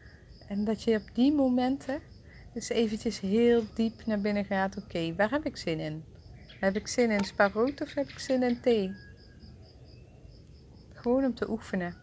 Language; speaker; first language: Dutch; native; Dutch